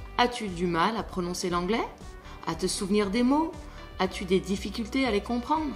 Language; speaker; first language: French; non-native, fluent; English